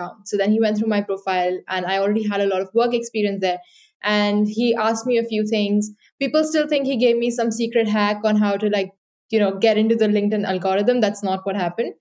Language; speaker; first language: English; non-native, local second language; Hindi